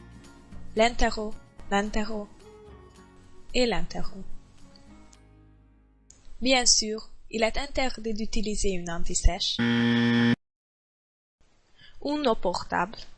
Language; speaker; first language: French; non-native, learner; Hungarian